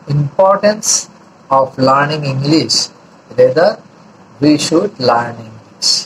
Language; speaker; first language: English; non-native, local second language; Bangla